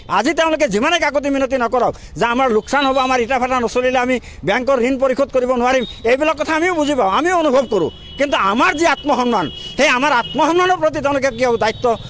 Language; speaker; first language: Assamese; non-native, local second language; Bangla